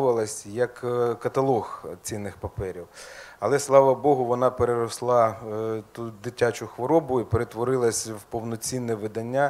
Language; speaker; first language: Ukrainian; native; Ukrainian